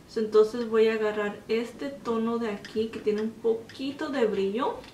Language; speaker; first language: Spanish; early bilingual, heritage; Spanish